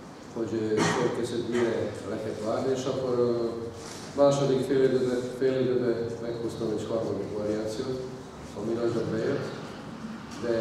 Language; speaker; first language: Hungarian; non-native, fluent; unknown